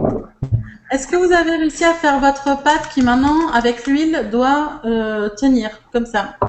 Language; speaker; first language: French; native; French